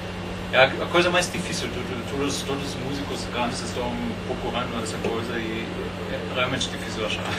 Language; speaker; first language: Portuguese; non-native, fluent; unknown